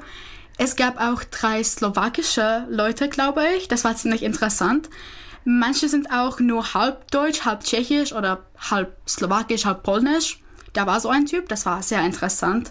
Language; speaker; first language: German; non-native, fluent; Czech